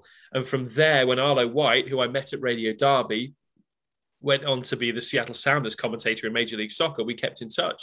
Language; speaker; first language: English; native; English